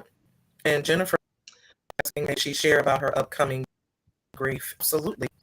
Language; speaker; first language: English; native; English